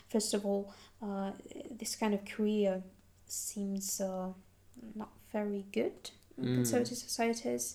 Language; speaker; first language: English; non-native, fluent; Adyghe